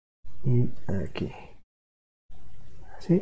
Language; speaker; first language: Spanish; non-native, local second language; Catalan